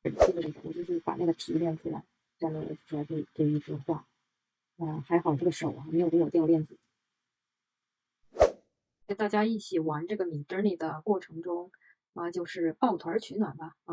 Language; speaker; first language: Chinese; native; Chinese